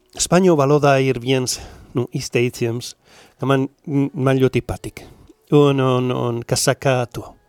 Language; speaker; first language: Latvian; non-native, learner; Spanish